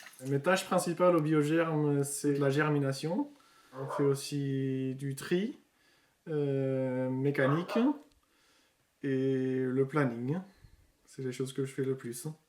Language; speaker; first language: French; early bilingual, other home language; Dutch